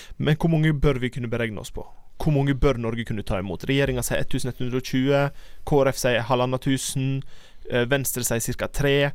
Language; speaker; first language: Norwegian; native; Norwegian